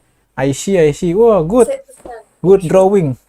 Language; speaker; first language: English; non-native, learner; Indonesian